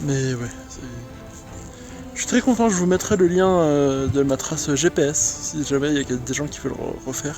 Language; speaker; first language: French; native; French